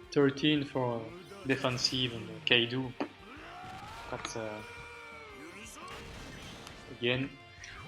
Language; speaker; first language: English; non-native, learner; French